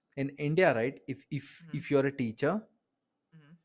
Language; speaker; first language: English; non-native, local second language; Kannada